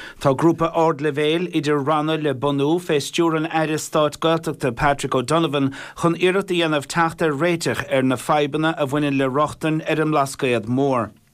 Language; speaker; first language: Irish; native; Irish